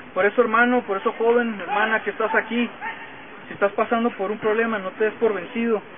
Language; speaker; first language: Spanish; early bilingual, heritage; Spanish